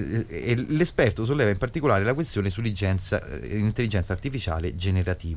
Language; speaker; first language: Italian; native; Italian